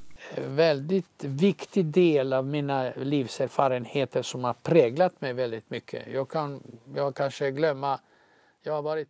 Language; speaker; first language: Swedish; non-native, fluent; Croatian